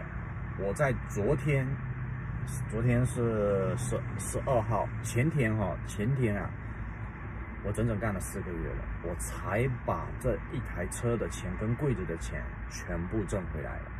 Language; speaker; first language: Chinese; native; Chinese